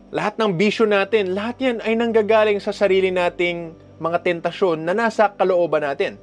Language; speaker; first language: Filipino; non-native, local second language; Cebuano